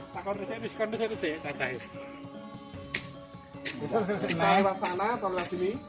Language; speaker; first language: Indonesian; non-native, local second language; Javanese